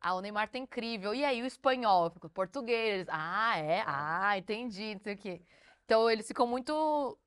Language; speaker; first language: Portuguese; native; Portuguese